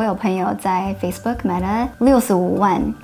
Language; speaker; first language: Chinese; early bilingual, heritage; English